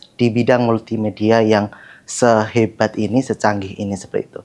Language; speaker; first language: Indonesian; non-native, local second language; Javanese